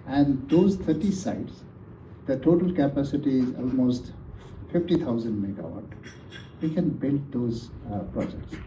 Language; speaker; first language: English; non-native, fluent; Nepali